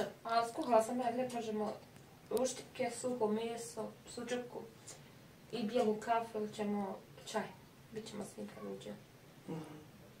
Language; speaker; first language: Russian; non-native, learner; Bosnian